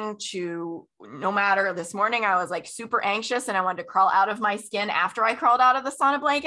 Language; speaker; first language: English; native; English